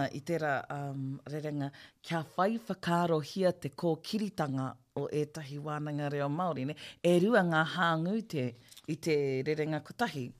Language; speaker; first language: Māori; non-native, local second language; English